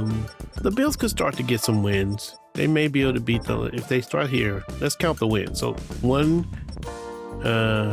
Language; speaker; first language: English; native; English